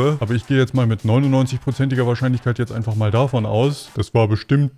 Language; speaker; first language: German; native; German